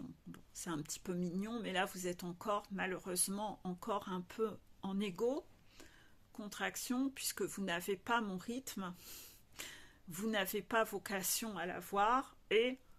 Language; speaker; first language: French; native; French